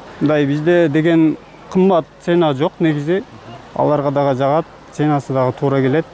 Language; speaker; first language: Kyrgyz; native; Kyrgyz